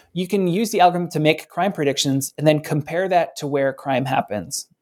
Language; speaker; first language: English; native; English